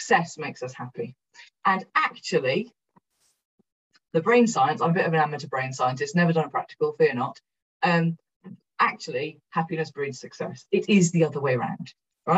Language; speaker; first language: English; native; English